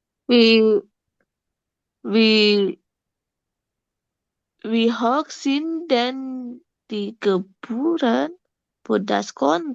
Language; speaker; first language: German; non-native, learner; Indonesian